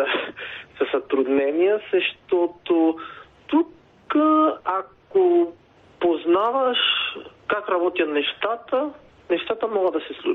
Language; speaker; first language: Bulgarian; non-native, fluent; Spanish